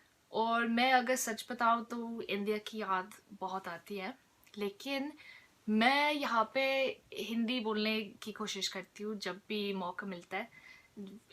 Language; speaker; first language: Hindi; non-native, fluent; English